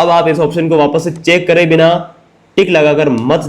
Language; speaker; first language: Hindi; native; Hindi